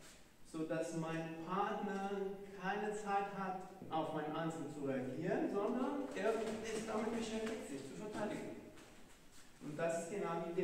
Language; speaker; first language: German; non-native, fluent; Hebrew